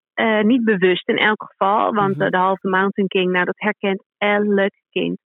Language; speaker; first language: Dutch; native; Dutch